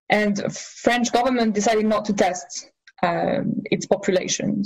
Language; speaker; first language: English; non-native, fluent; French